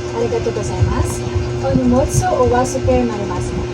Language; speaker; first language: Japanese; non-native, learner; Filipino